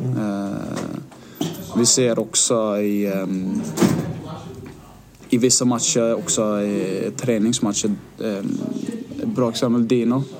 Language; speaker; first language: Swedish; non-native, fluent; Danish